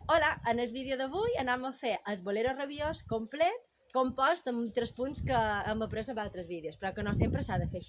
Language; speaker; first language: Catalan; native; Catalan